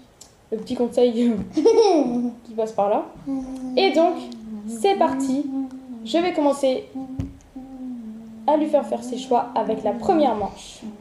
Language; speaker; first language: French; native; French